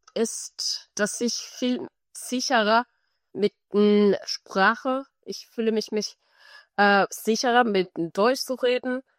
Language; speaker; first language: German; non-native, fluent; Spanish